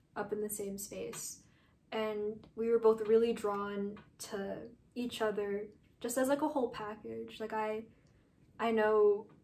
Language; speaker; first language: English; native; English